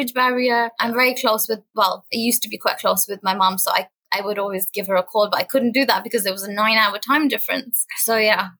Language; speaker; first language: English; non-native, local second language; Urdu